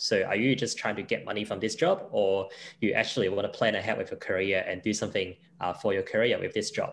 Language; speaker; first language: English; non-native, local second language; Cantonese